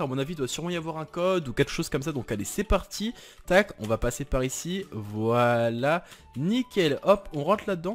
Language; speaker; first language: French; native; French